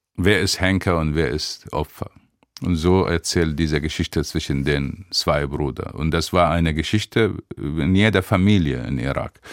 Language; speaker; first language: German; non-native, fluent; Arabic